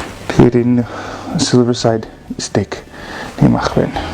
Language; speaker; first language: Mongolian; non-native, fluent; English